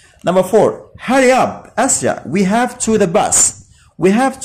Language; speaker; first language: English; non-native, fluent; Arabic